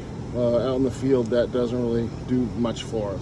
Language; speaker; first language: English; native; English